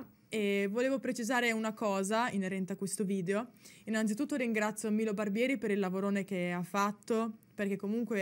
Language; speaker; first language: Italian; native; Italian